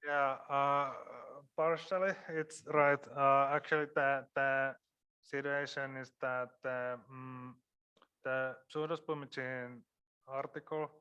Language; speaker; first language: English; non-native, fluent; Finnish